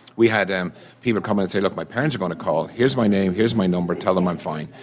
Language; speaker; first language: English; native; English